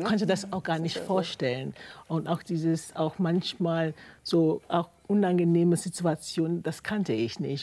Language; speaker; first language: German; non-native, fluent; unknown